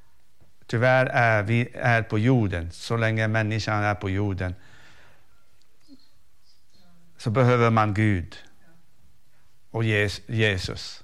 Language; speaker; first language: Swedish; non-native, fluent; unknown